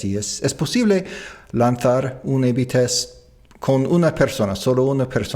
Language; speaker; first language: Spanish; non-native, fluent; English